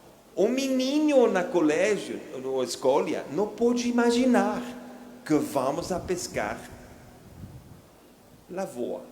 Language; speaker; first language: Portuguese; non-native, fluent; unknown